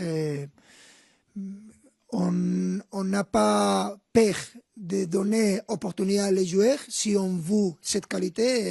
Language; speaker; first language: French; non-native, fluent; Spanish